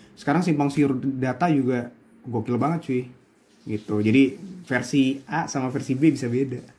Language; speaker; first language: Indonesian; native; Indonesian